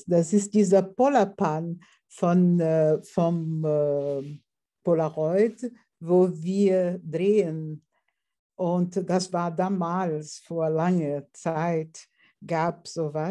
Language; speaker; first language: German; non-native, fluent; Portuguese